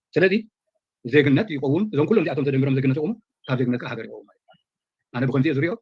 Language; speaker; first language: Tigrinya; native; Tigrinya